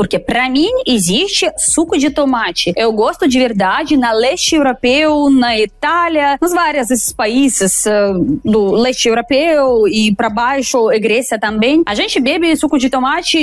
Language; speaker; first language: Portuguese; non-native, fluent; Russian